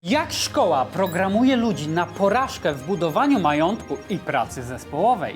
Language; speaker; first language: Polish; native; Polish